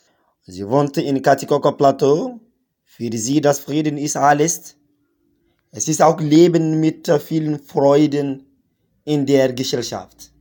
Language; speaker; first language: German; non-native, learner; French